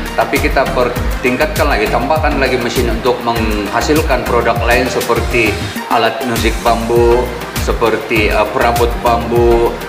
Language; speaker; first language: Malay; non-native, local second language; Central Dusun